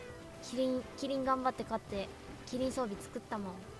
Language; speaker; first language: Japanese; native; Japanese